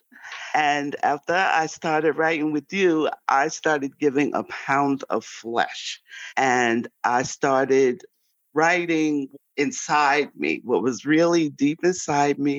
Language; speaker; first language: English; native; English